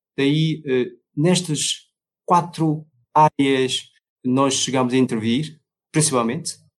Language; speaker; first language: Portuguese; non-native, fluent; Chinese